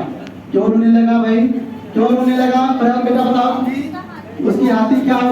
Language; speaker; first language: Hindi; native; Hindi